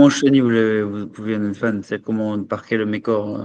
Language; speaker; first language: French; native; French